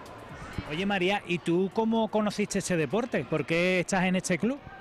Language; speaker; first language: Spanish; native; Spanish